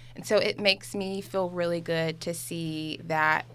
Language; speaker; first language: English; native; English